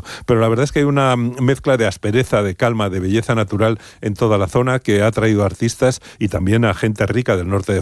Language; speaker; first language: Spanish; native; Spanish